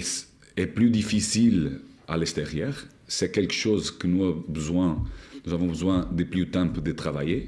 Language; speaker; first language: French; non-native, learner; Portuguese